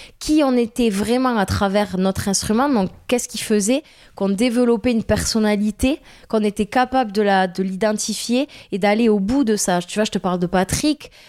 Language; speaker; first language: French; native; French